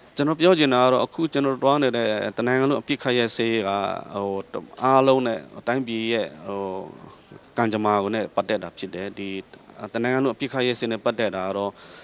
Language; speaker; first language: Burmese; non-native, local second language; Shwe Palaung